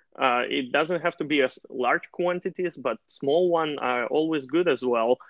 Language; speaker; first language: English; non-native, fluent; Russian